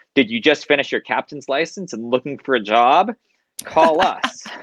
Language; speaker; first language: English; native; English